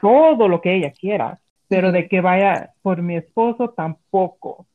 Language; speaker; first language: Spanish; early bilingual, heritage; Spanish